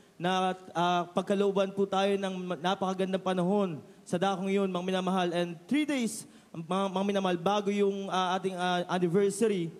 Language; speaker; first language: Filipino; native; Filipino